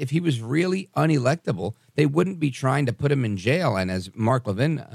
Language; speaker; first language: English; native; English